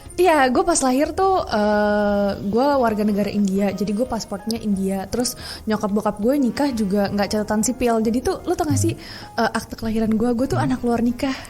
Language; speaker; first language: Indonesian; native; Indonesian